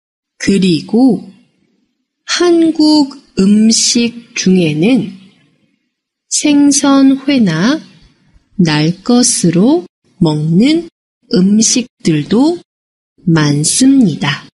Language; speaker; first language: Korean; non-native, fluent; Chinese